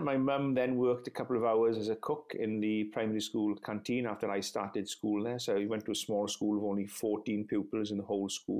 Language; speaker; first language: English; non-native, local second language; Welsh